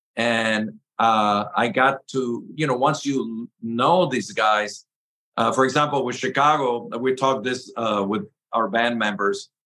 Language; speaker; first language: English; early bilingual, other home language; Spanish